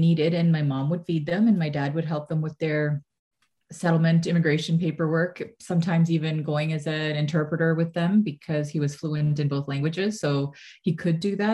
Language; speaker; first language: English; native; English